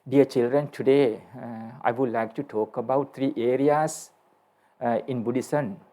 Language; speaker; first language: English; non-native, local second language; Sinhala